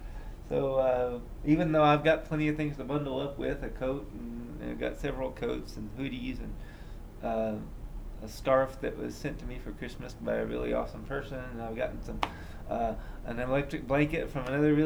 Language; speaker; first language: English; native; English